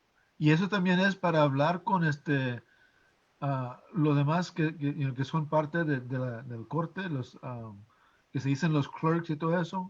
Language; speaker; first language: Spanish; non-native, fluent; English